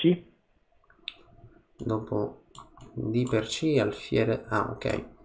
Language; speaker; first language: Italian; native; Italian